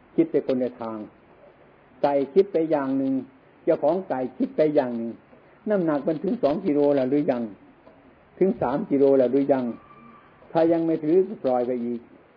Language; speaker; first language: Thai; non-native, local second language; Northeastern Thai